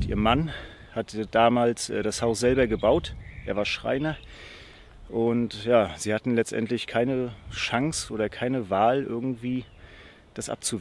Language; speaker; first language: German; native; German